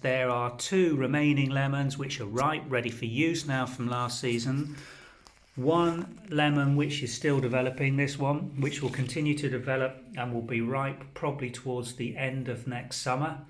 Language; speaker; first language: English; native; English